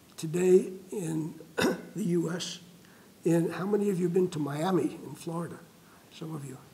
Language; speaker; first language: English; native; English